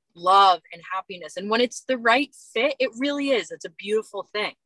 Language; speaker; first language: English; native; English